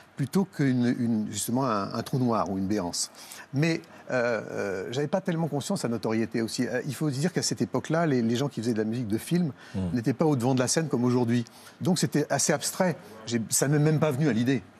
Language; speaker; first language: French; native; French